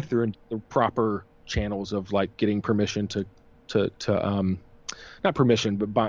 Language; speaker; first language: English; native; English